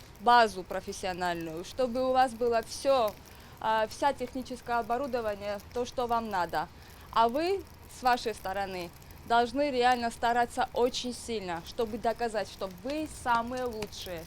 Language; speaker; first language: Russian; non-native, fluent; Georgian